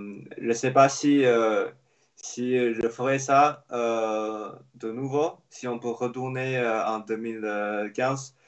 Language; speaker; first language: French; non-native, fluent; Chinese